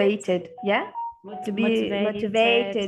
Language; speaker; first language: English; non-native, learner; Portuguese